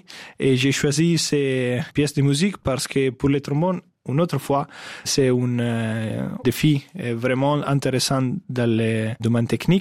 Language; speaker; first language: French; non-native, fluent; Italian